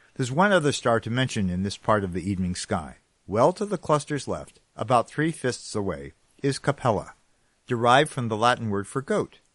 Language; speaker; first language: English; native; English